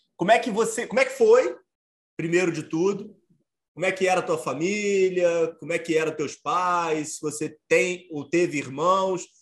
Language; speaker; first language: Portuguese; native; Portuguese